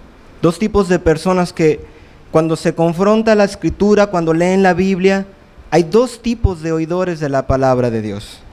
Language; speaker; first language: Spanish; native; Spanish